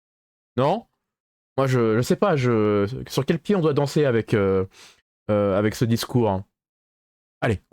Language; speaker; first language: French; native; French